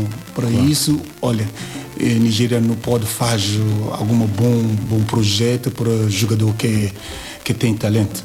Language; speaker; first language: Portuguese; non-native, learner; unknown